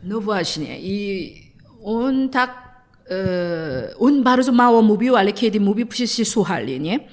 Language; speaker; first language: Polish; non-native, learner; Korean